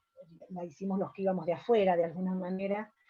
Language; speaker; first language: Spanish; native; Spanish